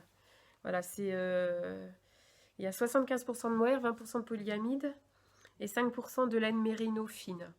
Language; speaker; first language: French; native; French